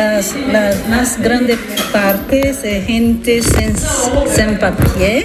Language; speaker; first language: Spanish; non-native, learner; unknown